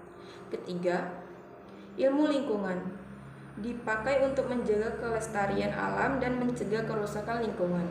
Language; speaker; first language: Indonesian; native; Indonesian